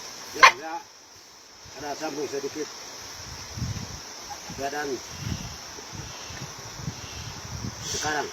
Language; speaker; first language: Indonesian; non-native, local second language; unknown